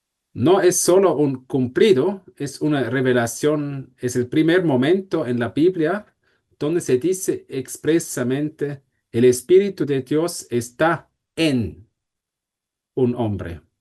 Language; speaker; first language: Spanish; non-native, fluent; German